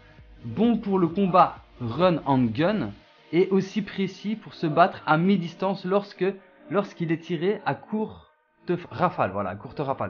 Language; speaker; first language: French; native; French